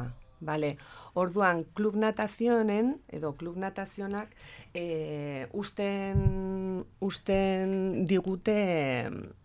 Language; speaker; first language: Basque; non-native, local second language; Spanish